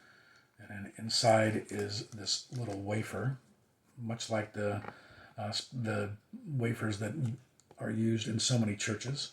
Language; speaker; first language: English; native; English